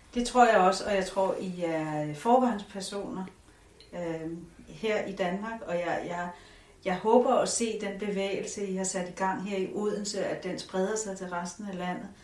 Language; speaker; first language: Danish; native; Danish